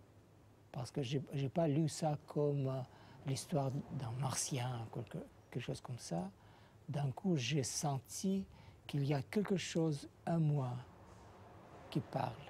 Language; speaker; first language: French; non-native, fluent; Russian